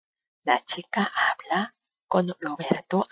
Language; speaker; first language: Spanish; non-native, fluent; Korean